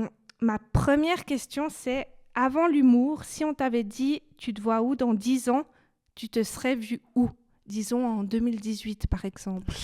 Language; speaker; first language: French; native; French